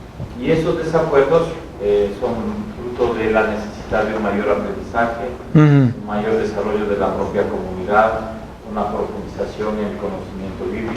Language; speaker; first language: Spanish; native; Spanish